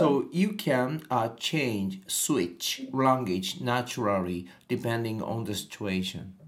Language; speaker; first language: English; non-native, learner; Japanese